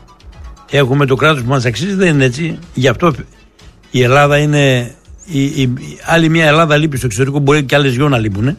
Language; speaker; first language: Greek; native; Greek